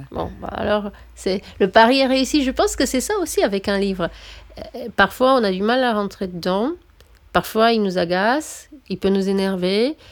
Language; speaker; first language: French; non-native, fluent; Romanian